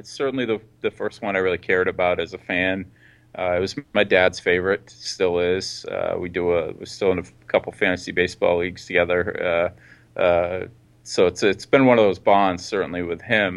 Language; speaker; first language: English; native; English